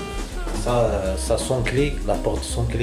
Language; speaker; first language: French; non-native, learner; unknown